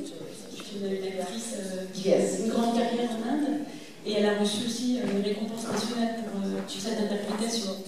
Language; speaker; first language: French; native; French